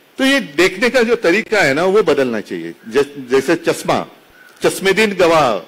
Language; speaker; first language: Hindi; non-native, local second language; Marathi